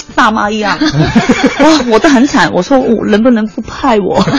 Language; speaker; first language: Chinese; non-native, fluent; Cantonese